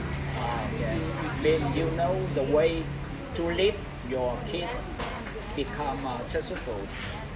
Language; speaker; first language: English; non-native, local second language; Vietnamese